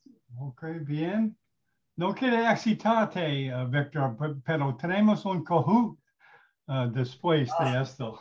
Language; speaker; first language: Spanish; non-native, learner; English